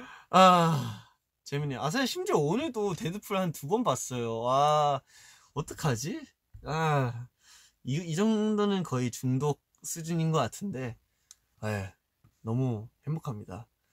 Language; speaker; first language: Korean; early bilingual, heritage; Korean